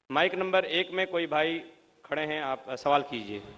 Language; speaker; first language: Hindi; native; Hindi